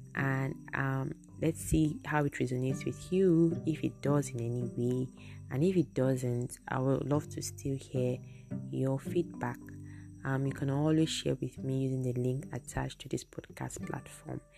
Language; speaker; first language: English; non-native, local second language; Igbo